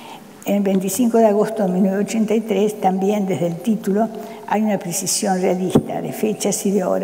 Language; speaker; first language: Spanish; native; Spanish